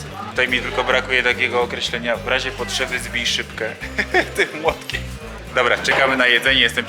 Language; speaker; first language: Polish; native; Polish